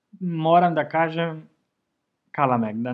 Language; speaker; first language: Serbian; non-native, fluent; Spanish